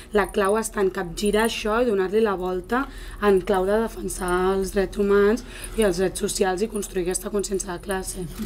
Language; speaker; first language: Catalan; non-native, local second language; Spanish